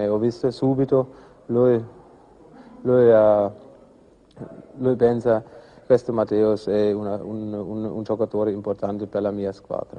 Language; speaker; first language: Italian; non-native, fluent; German